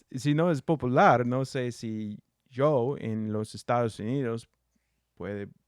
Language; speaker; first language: Spanish; non-native, learner; English